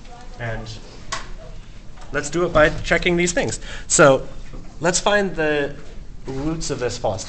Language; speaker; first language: English; native; English